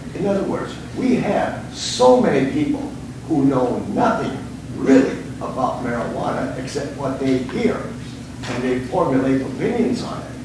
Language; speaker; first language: English; early bilingual, other home language; German